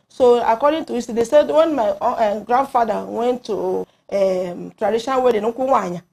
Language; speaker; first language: English; non-native, local second language; Igbo